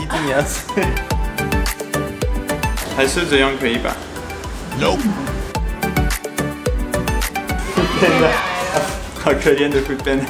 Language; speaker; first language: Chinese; non-native, fluent; French